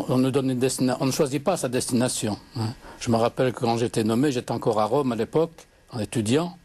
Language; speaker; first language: French; native; French